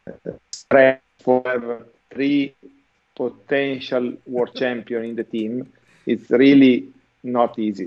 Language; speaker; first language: English; non-native, learner; Italian